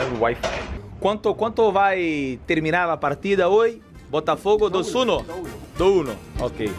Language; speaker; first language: Portuguese; native; Portuguese